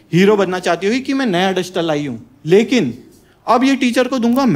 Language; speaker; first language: Hindi; native; Hindi